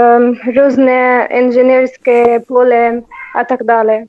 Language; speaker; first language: Czech; non-native, learner; Arabic